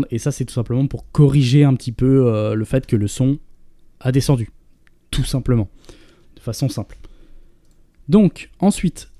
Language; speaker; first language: French; native; French